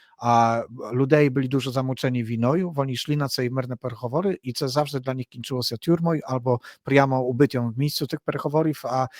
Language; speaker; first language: Polish; non-native, learner; Ukrainian